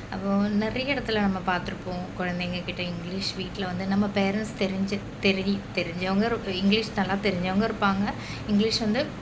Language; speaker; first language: Tamil; non-native, local second language; Malayalam